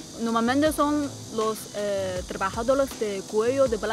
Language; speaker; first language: Spanish; non-native, learner; Chinese